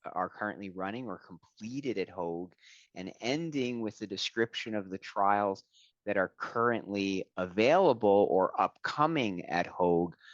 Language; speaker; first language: English; native; English